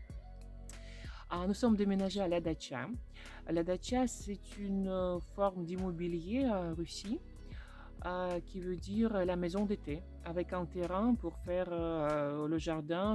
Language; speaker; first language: French; non-native, fluent; Russian